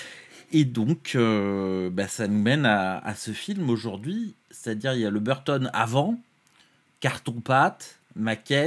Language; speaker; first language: French; native; French